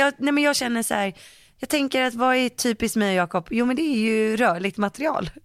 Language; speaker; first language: Swedish; native; Swedish